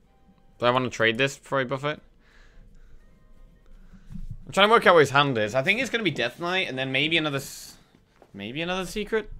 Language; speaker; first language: English; native; English